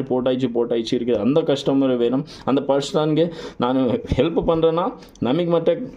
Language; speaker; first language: Tamil; non-native, local second language; Malayalam